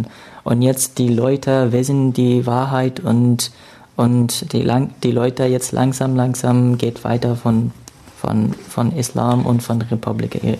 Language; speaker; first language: German; non-native, learner; Persian